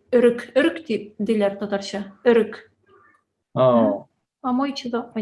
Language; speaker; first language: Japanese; non-native, learner; Tatar